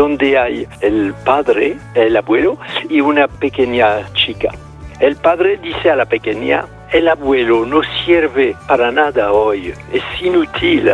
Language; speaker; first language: Spanish; non-native, fluent; French